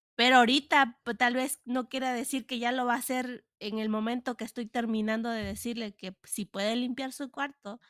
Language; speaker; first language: Spanish; native; Spanish